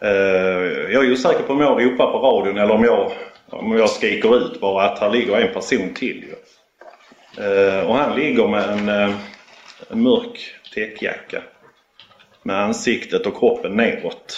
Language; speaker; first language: Swedish; native; Swedish